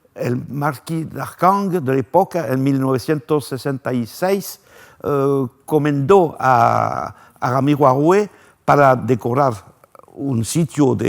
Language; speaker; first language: Spanish; non-native, fluent; French